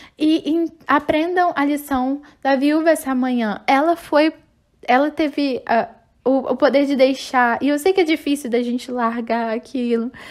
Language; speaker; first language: Portuguese; non-native, fluent; English